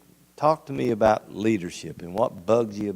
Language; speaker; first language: English; native; English